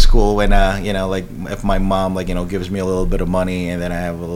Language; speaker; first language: English; non-native, local second language; Filipino